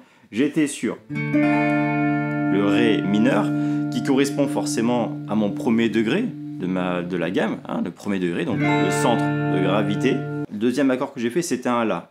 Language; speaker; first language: French; native; French